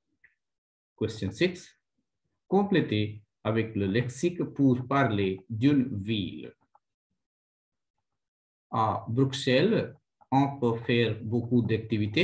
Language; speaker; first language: French; non-native, fluent; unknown